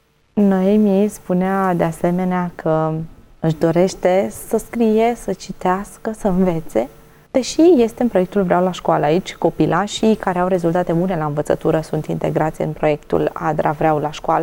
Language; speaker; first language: Romanian; native; Romanian